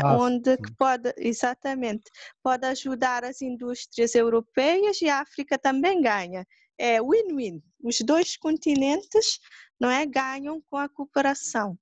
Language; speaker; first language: Portuguese; non-native, local second language; Kabuverdianu